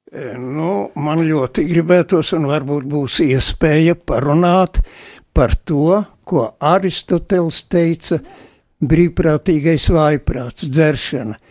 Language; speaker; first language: Latvian; native; Latvian